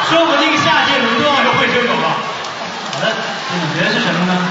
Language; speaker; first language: Chinese; native; Chinese